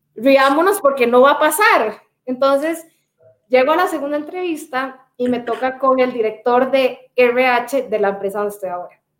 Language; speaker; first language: Spanish; native; Spanish